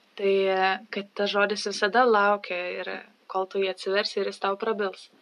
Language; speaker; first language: Lithuanian; native; Lithuanian